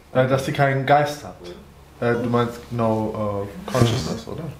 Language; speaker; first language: German; native; German